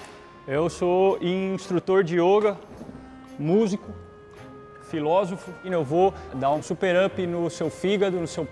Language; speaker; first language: Portuguese; native; Portuguese